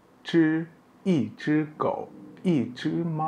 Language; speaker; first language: Chinese; non-native, fluent; Indonesian